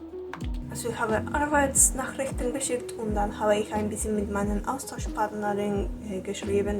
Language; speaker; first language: German; non-native, learner; Spanish